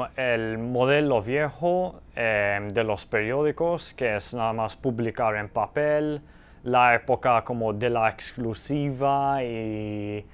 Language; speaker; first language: Spanish; early bilingual, heritage; Spanish